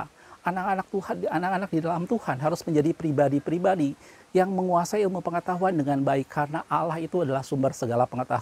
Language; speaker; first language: Indonesian; native; Indonesian